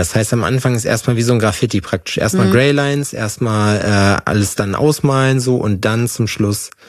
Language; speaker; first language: German; native; German